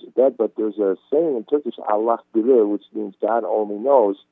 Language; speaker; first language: English; non-native, fluent; Turkish